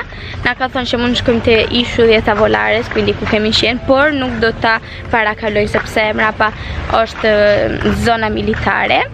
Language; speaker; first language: Albanian; early bilingual, heritage; Albanian